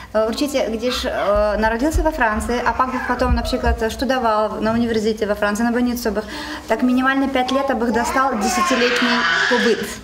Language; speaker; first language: Czech; non-native, learner; Russian